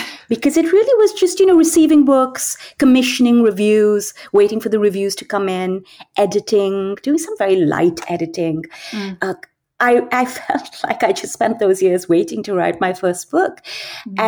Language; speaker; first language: English; native; English